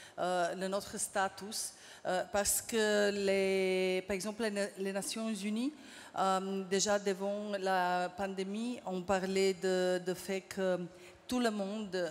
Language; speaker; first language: French; non-native, fluent; Slovenian